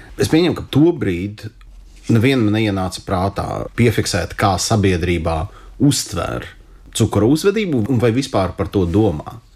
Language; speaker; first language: Latvian; non-native, local second language; Russian